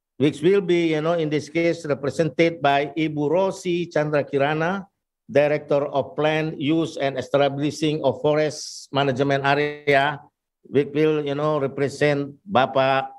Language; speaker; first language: English; non-native, fluent; Indonesian